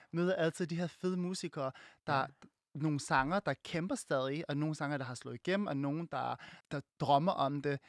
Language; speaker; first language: Danish; early bilingual, other home language; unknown